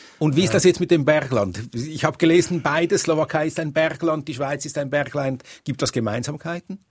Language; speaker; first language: German; native; German